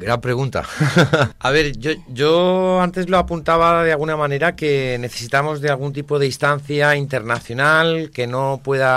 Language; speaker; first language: Spanish; native; Spanish